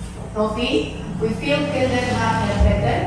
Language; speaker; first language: German; non-native, learner; Indonesian